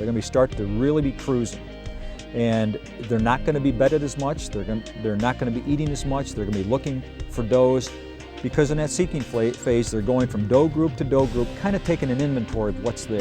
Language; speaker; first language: English; native; English